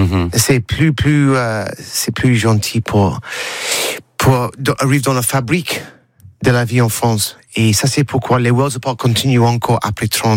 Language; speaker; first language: French; non-native, learner; English